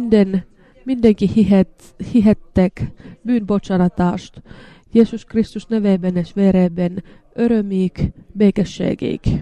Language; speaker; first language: Hungarian; non-native, learner; Finnish